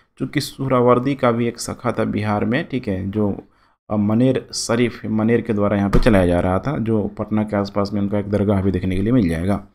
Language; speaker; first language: Hindi; native; Hindi